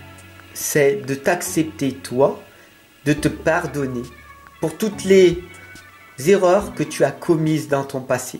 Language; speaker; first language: French; native; French